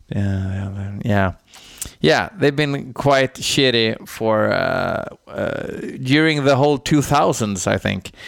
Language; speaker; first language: English; non-native, fluent; Swedish